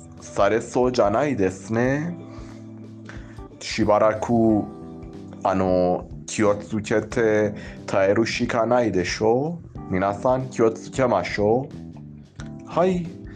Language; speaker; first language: Japanese; non-native, fluent; Persian